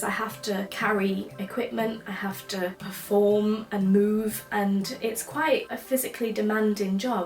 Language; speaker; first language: English; native; English